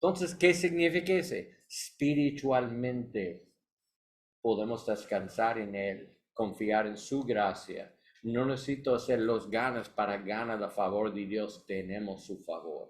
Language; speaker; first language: Spanish; non-native, learner; English